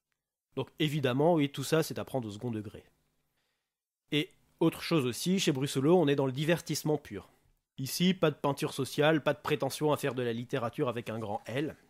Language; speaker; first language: French; native; French